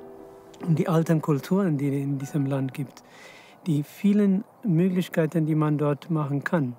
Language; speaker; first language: German; non-native, fluent; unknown